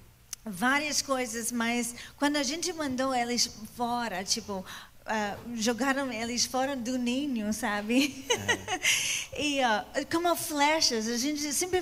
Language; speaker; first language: Portuguese; non-native, fluent; English